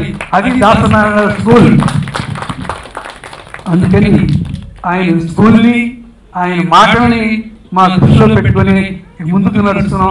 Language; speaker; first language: Telugu; native; Telugu